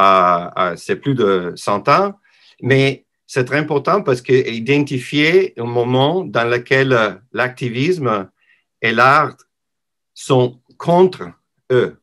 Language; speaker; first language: French; non-native, learner; English